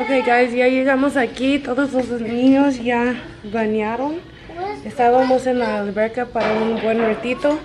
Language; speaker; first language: Spanish; early bilingual, heritage; Spanish